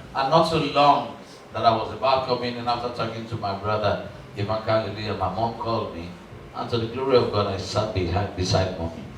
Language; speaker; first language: English; non-native, local second language; Yoruba